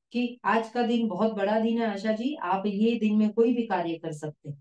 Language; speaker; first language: Hindi; non-native, local second language; Marathi